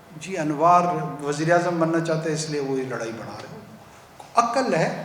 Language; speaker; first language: Urdu; non-native, local second language; Pashto